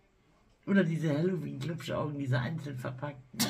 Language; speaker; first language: German; native; German